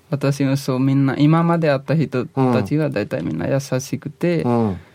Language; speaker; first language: Japanese; non-native, learner; Nepali